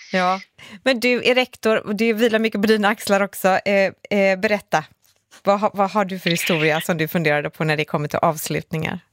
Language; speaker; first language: Swedish; native; Swedish